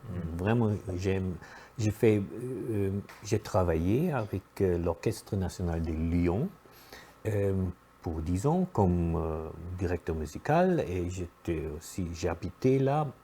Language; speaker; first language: French; non-native, fluent; German